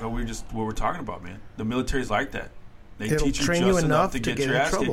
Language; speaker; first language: English; native; English